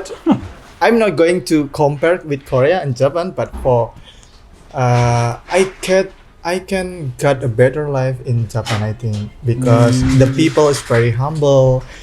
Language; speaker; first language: English; non-native, learner; Indonesian